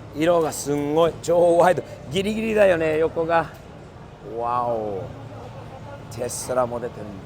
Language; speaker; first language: Japanese; non-native, fluent; English